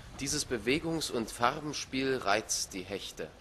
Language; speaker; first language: German; native; German